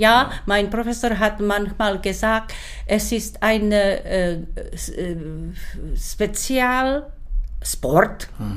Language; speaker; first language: German; non-native, learner; Czech